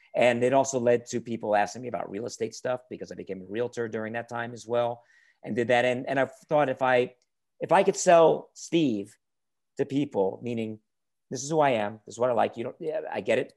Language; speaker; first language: English; native; English